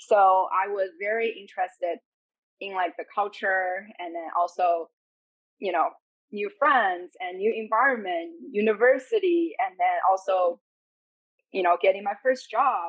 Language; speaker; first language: English; non-native, fluent; Chinese